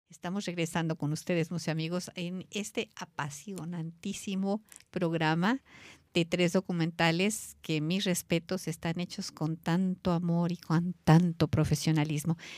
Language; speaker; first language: Spanish; native; Spanish